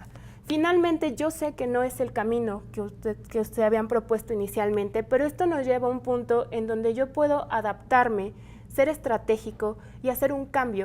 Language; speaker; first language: Spanish; native; Spanish